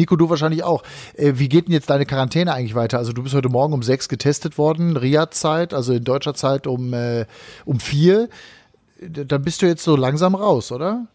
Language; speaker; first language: German; native; German